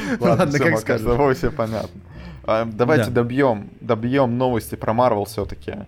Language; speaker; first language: Russian; native; Russian